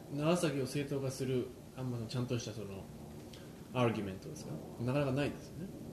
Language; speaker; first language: Japanese; native; Japanese